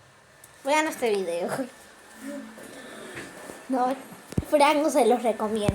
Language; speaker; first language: Spanish; native; Spanish